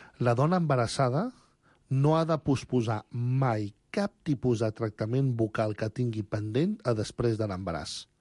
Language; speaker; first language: Catalan; early bilingual, other home language; Spanish